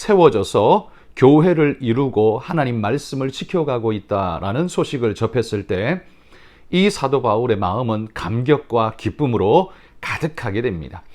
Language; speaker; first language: Korean; native; Korean